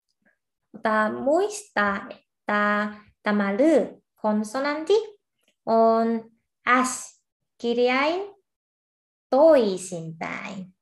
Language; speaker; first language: Finnish; non-native, fluent; Korean